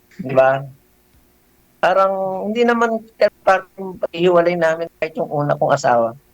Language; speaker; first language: Filipino; native; Filipino